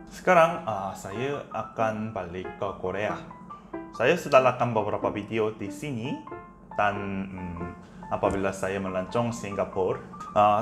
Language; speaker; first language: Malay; non-native, learner; Korean